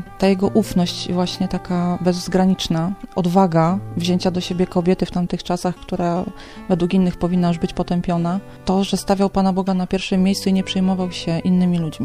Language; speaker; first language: Polish; native; Polish